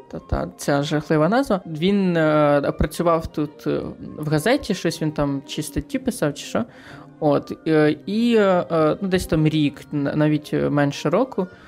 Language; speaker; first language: Ukrainian; native; Ukrainian